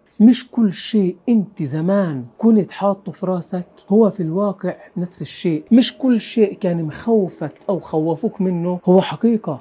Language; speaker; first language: Arabic; native; Arabic